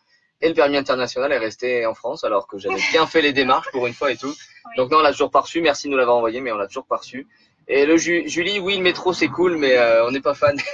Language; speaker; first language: French; native; French